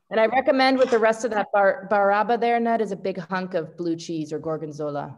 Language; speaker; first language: English; native; English